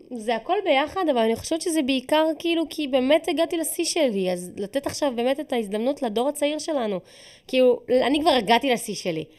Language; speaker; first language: Hebrew; native; Hebrew